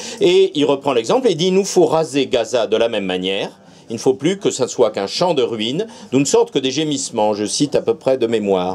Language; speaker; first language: French; native; French